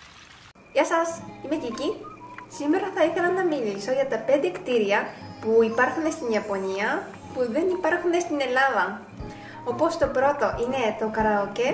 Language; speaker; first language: Greek; non-native, fluent; Japanese